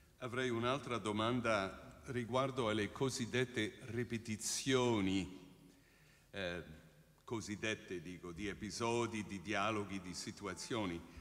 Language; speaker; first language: Italian; non-native, fluent; English